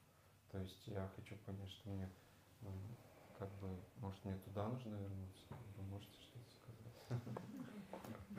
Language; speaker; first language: Russian; native; Russian